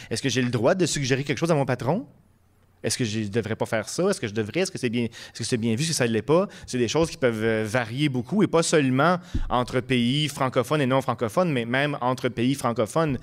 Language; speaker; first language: French; native; French